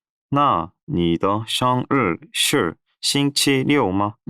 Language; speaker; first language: Chinese; non-native, learner; Korean